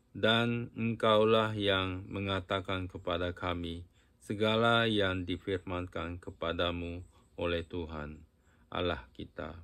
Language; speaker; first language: Indonesian; non-native, fluent; Japanese